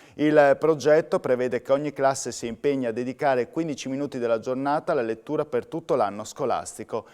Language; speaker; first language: Italian; native; Italian